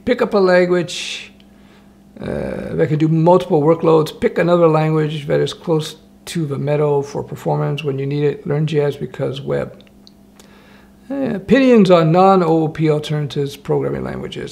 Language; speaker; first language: English; native; English